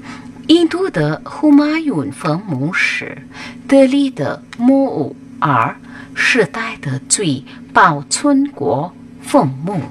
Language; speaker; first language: Chinese; non-native, fluent; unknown